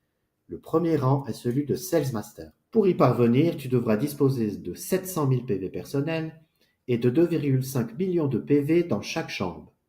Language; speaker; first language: French; native; French